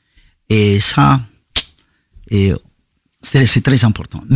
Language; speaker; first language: French; non-native, fluent; Spanish